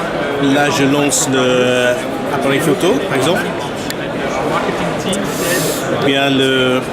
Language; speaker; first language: French; non-native, learner; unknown